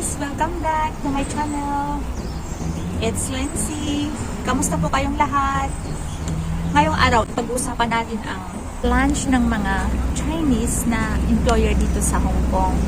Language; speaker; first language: Filipino; non-native, local second language; Cebuano